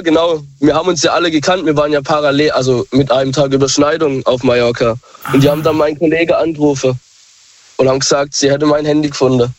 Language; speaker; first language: German; native; German